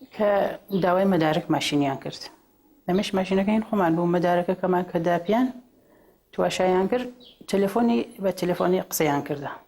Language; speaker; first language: Central Kurdish; native; Central Kurdish